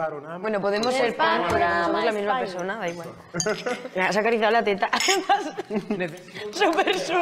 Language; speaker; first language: Spanish; native; Spanish